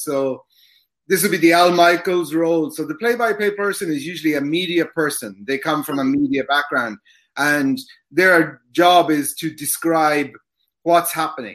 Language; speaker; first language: English; native; English